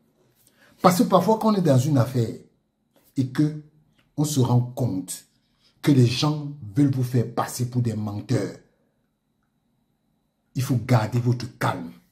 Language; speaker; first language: French; native; French